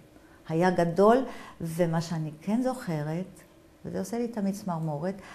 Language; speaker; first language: Hebrew; non-native, fluent; German